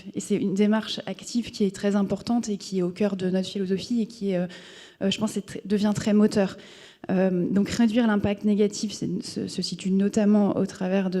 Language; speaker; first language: French; native; French